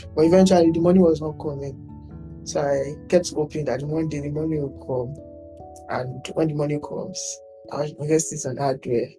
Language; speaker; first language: English; non-native, local second language; Yoruba